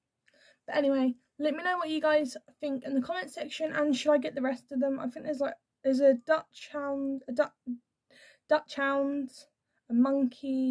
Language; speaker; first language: English; native; English